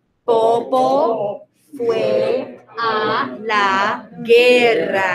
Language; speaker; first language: Spanish; non-native, fluent; English